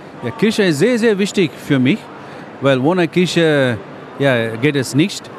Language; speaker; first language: German; non-native, fluent; Tamil